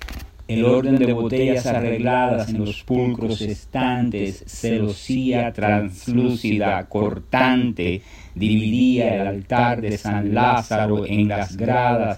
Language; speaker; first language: Spanish; native; Spanish